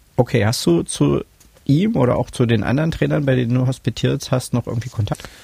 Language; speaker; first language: German; native; German